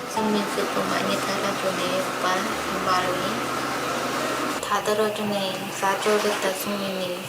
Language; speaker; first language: Korean; non-native, learner; Khmer